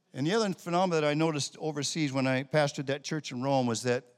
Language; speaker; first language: English; native; English